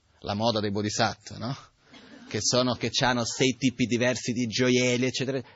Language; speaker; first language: Italian; non-native, fluent; Portuguese